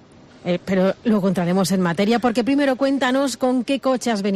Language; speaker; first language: Spanish; native; Spanish